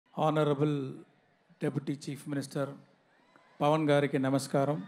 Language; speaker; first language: Telugu; non-native, local second language; Tamil